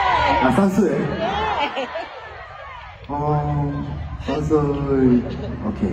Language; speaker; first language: Chinese; non-native, learner; Korean